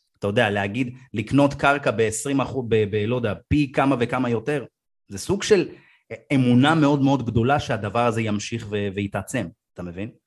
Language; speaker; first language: Hebrew; early bilingual, other home language; Amharic